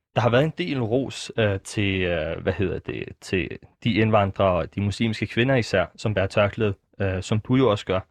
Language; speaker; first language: Danish; early bilingual, other home language; Arabic